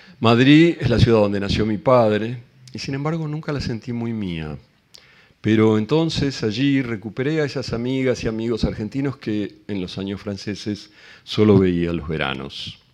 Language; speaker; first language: Spanish; native; Spanish